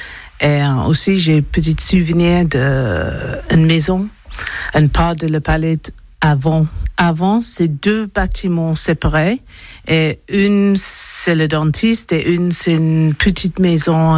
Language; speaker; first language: French; non-native, learner; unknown